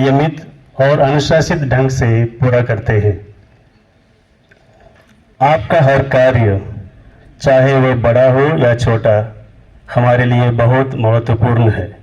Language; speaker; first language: Hindi; native; Hindi